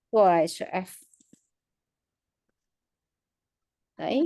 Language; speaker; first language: Chinese; non-native, fluent; Indonesian